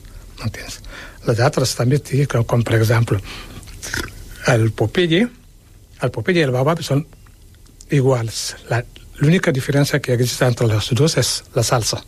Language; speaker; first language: Catalan; non-native, fluent; Wolof